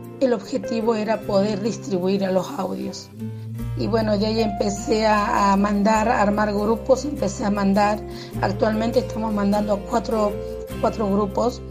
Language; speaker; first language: Spanish; early bilingual, other home language; Quechua